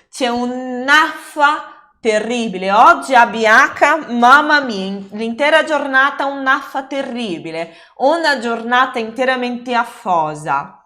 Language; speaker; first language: Italian; non-native, fluent; Portuguese